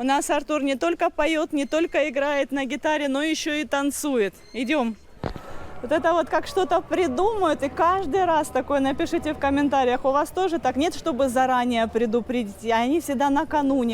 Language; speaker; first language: Russian; native; Russian